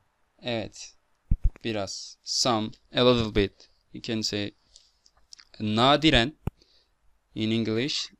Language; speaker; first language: English; non-native, fluent; Turkish